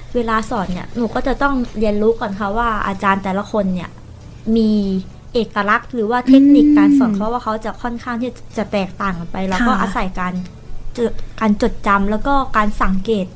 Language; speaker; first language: Thai; native; Thai